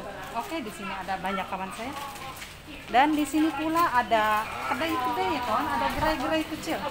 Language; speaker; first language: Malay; non-native, local second language; Sundanese